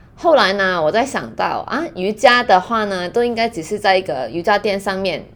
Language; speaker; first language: Chinese; non-native, fluent; Cantonese